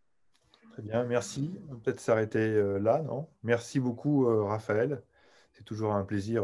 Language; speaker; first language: French; native; French